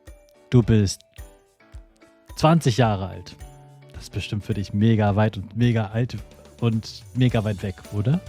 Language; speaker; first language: German; native; German